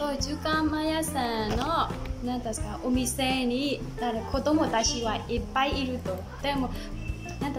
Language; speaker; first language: Japanese; non-native, learner; Burmese